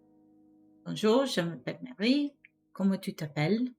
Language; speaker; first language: French; non-native, learner; English